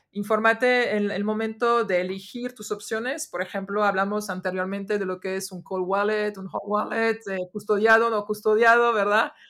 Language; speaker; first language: Spanish; non-native, fluent; French